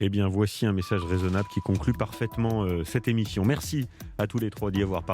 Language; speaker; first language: French; native; French